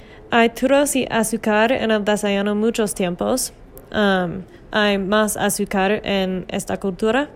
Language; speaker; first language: Spanish; non-native, learner; English